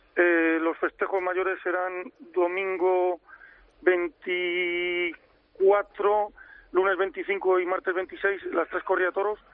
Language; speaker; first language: Spanish; native; Spanish